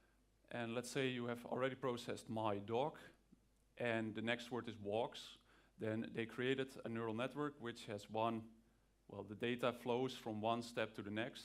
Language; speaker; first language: English; non-native, fluent; Dutch